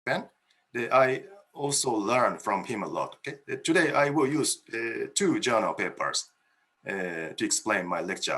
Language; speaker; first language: English; non-native, fluent; Japanese